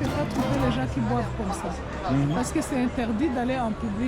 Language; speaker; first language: French; non-native, local second language; Kinyarwanda